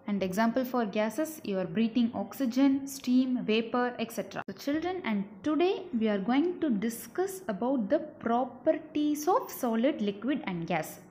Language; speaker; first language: English; non-native, local second language; Tamil